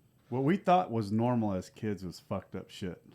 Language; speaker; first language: English; native; English